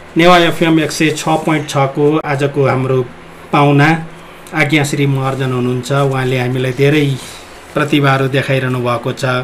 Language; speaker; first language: Nepali; non-native, local second language; Newari